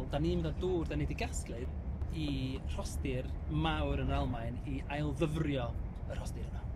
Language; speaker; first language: Welsh; non-native, fluent; English